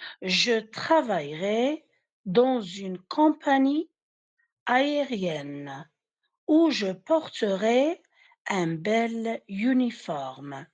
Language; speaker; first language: French; non-native, fluent; Arabic